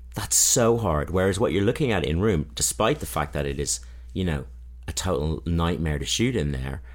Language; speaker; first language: English; native; English